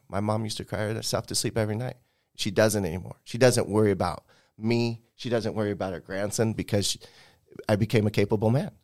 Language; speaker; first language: English; native; English